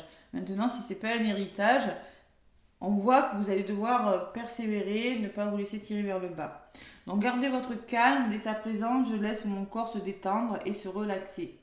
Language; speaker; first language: French; native; French